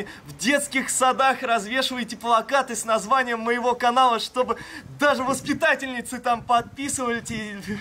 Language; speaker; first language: Russian; native; Russian